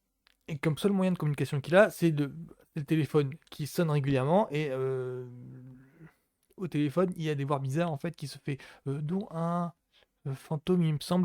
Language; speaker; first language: French; native; French